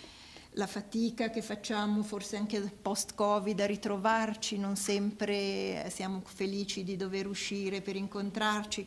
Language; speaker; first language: Italian; native; Italian